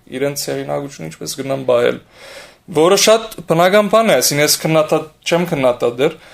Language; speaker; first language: Armenian; early bilingual, heritage; Armenian